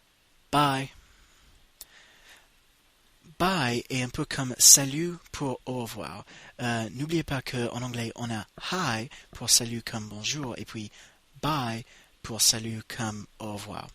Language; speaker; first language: French; non-native, fluent; English